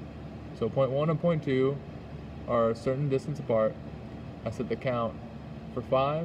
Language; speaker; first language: English; native; English